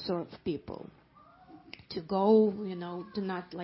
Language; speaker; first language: English; non-native, fluent; Ukrainian